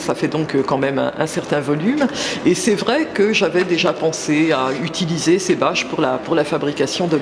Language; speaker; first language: French; native; French